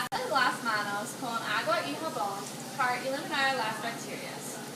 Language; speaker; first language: Spanish; non-native, learner; English